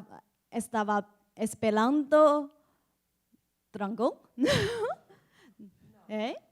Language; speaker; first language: Portuguese; non-native, learner; Chinese